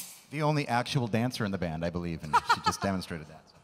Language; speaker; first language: English; native; English